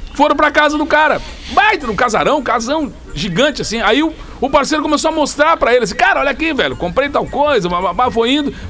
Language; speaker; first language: Portuguese; native; Portuguese